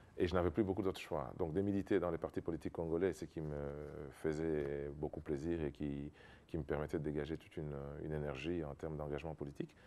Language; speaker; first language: French; non-native, local second language; Lingala